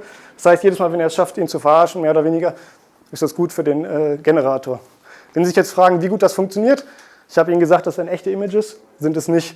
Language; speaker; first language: German; native; German